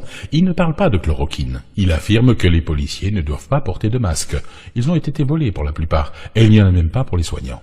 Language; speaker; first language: French; native; French